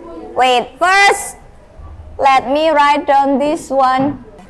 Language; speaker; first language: English; non-native, fluent; Indonesian